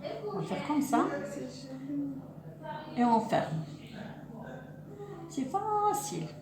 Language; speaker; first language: French; non-native, local second language; Arabic